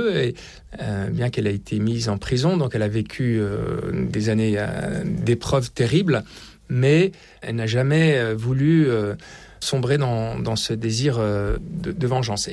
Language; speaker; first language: French; native; French